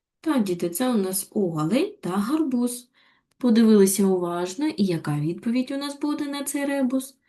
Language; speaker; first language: Ukrainian; native; Ukrainian